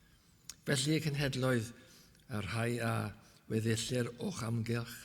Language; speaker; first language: Welsh; native; Welsh